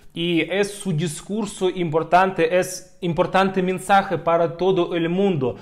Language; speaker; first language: Spanish; non-native, fluent; Russian